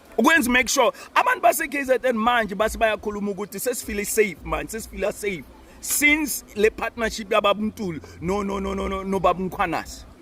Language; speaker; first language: Zulu; non-native, local second language; Southern Sotho